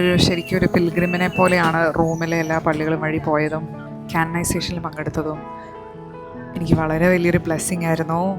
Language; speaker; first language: Malayalam; early bilingual, heritage; Malayalam